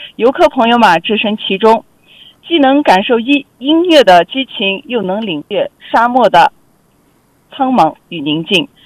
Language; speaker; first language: Chinese; non-native, local second language; Uyghur